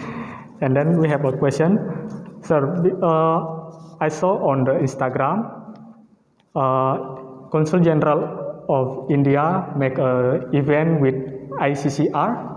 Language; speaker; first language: English; non-native, learner; Indonesian